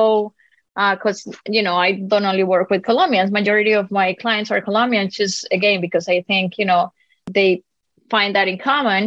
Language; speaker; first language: English; non-native, fluent; Spanish